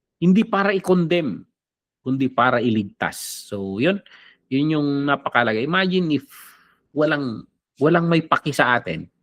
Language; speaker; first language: Filipino; non-native, local second language; Iloko